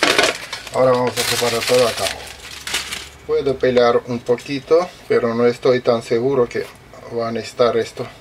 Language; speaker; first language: Spanish; non-native, fluent; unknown